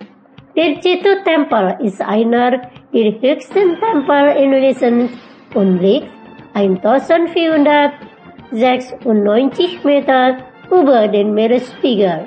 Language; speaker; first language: German; non-native, fluent; Indonesian